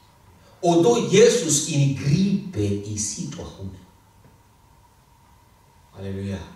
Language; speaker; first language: Swedish; non-native, fluent; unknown